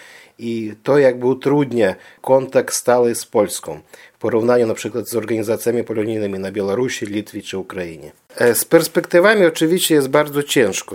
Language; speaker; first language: Polish; early bilingual, heritage; Polish